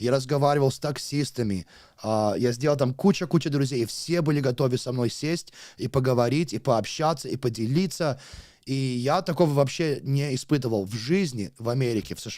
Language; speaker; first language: Russian; non-native, learner; English